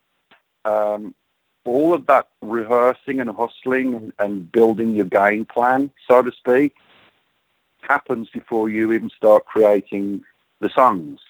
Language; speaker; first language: English; native; English